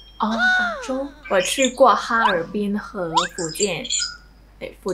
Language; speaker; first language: Chinese; non-native, fluent; Thai